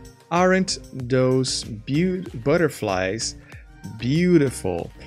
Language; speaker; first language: English; non-native, fluent; Portuguese